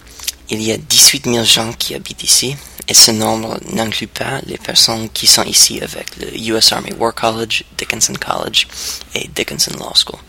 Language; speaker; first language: French; non-native, learner; English